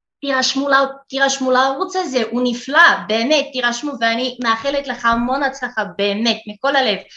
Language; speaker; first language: Hebrew; non-native, fluent; Russian